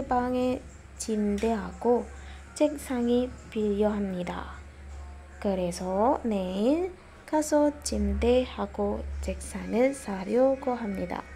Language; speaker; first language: Korean; non-native, fluent; Indonesian